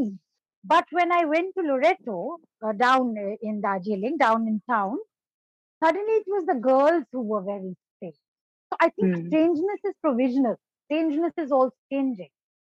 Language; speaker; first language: English; non-native, local second language; Bangla